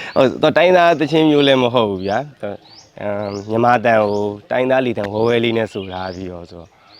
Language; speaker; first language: Burmese; native; Burmese